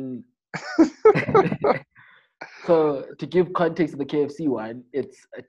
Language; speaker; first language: English; non-native, local second language; Xhosa